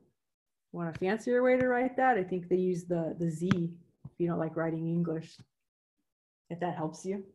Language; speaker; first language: English; native; English